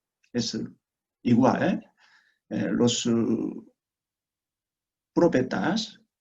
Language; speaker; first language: Spanish; non-native, fluent; Korean